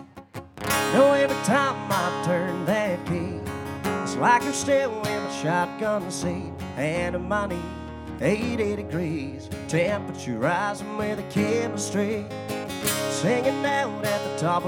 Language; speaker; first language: English; native; English